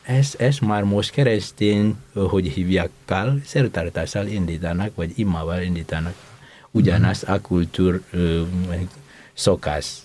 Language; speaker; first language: Hungarian; non-native, fluent; Indonesian